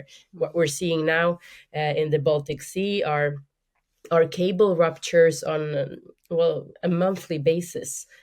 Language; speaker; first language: English; non-native, fluent; Swedish